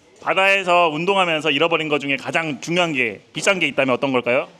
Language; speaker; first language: Korean; native; Korean